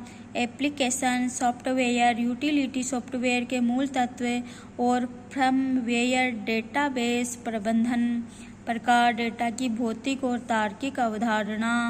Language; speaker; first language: Hindi; native; Hindi